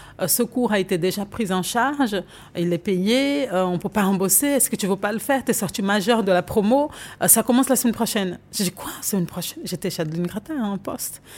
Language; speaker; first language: French; non-native, fluent; Portuguese